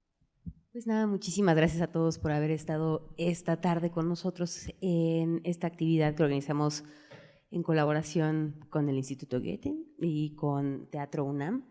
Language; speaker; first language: Spanish; native; Spanish